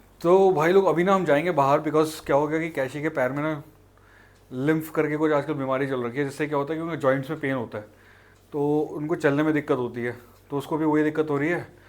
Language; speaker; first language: Hindi; native; Hindi